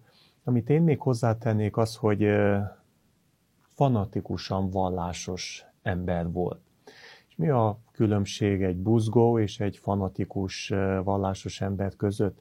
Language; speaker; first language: Hungarian; native; Hungarian